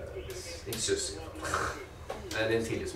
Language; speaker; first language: Swedish; native; Swedish